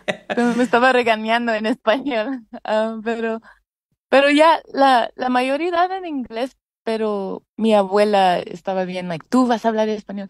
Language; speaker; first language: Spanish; early bilingual, heritage; Spanish